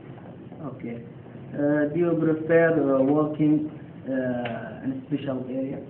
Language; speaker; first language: English; non-native, learner; Arabic